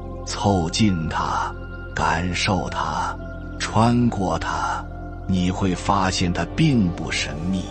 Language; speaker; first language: Chinese; native; Chinese